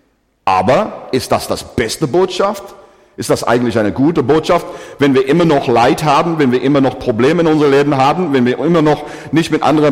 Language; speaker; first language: German; non-native, fluent; English